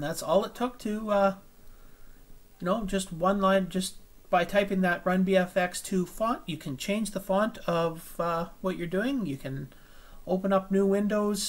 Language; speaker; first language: English; native; English